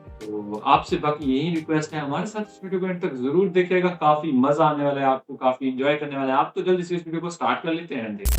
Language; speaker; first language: Hindi; native; Hindi